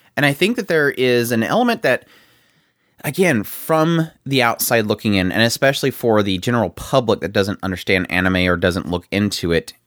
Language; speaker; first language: English; native; English